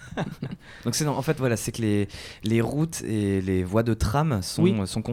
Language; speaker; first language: French; native; French